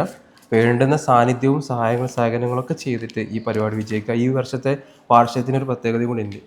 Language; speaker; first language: Malayalam; native; Malayalam